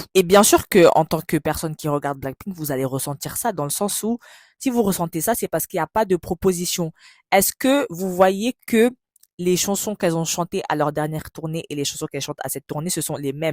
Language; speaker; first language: French; native; French